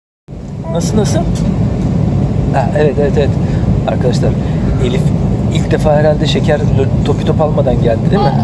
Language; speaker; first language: Turkish; native; Turkish